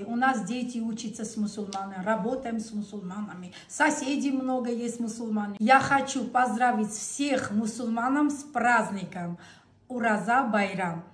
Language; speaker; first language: Russian; non-native, local second language; Armenian